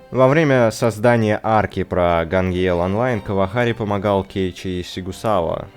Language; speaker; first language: Russian; native; Russian